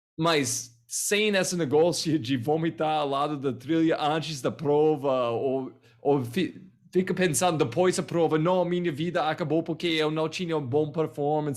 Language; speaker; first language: Portuguese; non-native, fluent; English